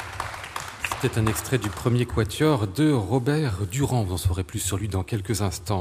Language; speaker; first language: French; native; French